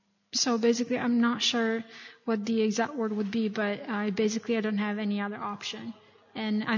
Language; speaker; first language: English; non-native, fluent; Italian